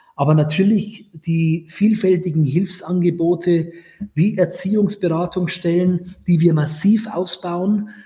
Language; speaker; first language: German; native; German